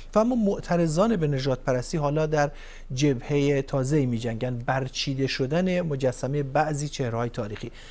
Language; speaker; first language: Persian; native; Persian